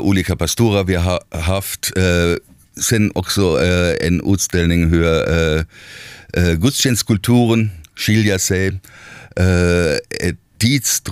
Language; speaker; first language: Swedish; non-native, fluent; German